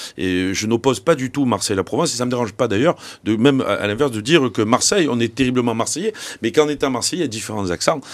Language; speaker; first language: French; native; French